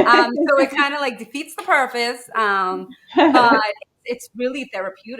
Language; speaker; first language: English; native; English